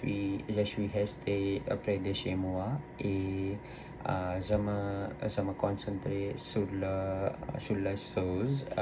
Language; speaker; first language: French; non-native, learner; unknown